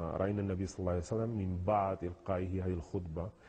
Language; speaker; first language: Arabic; non-native, fluent; Spanish